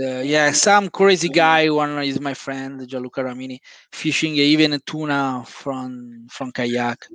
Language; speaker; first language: English; non-native, fluent; Italian